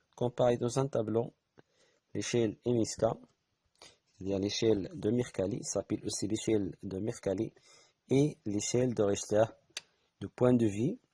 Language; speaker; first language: French; non-native, local second language; Arabic